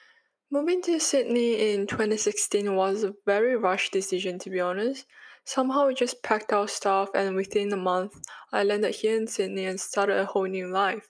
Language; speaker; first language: English; non-native, local second language; Chinese